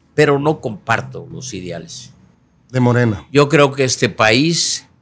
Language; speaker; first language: Spanish; native; Spanish